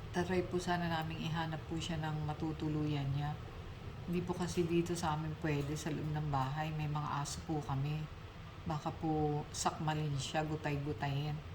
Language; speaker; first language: Filipino; native; Filipino